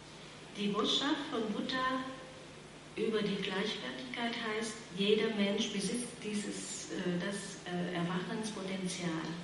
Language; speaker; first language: German; non-native, fluent; Vietnamese